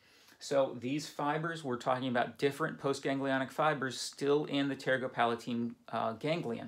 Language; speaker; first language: English; native; English